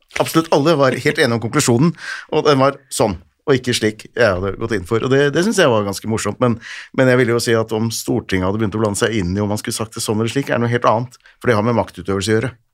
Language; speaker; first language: Norwegian; native; Norwegian